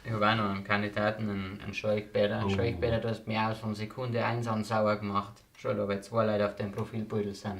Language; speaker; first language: German; native; German